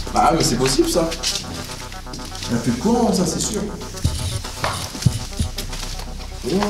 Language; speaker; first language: French; native; French